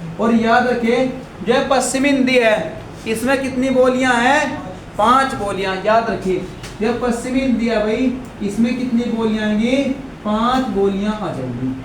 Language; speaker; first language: Hindi; native; Hindi